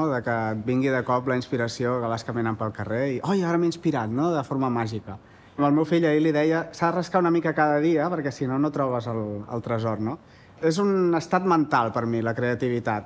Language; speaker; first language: Catalan; native; Catalan